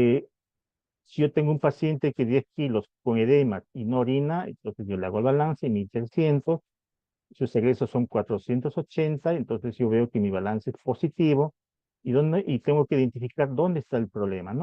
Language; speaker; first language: Spanish; native; Spanish